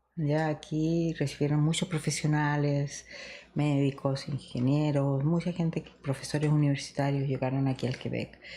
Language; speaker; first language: Spanish; native; Spanish